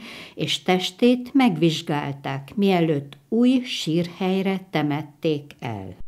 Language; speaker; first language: Hungarian; native; Hungarian